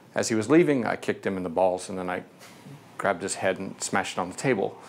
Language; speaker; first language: English; native; English